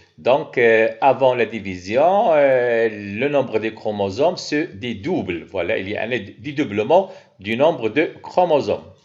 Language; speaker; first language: French; non-native, local second language; Arabic